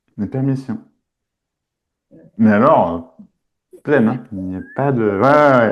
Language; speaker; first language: French; native; French